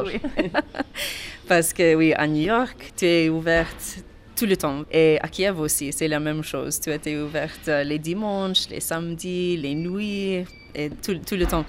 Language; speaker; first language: French; non-native, learner; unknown